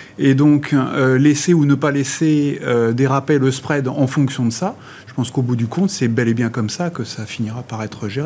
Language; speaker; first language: French; native; French